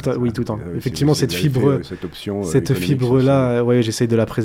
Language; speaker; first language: French; early bilingual, other home language; Arabic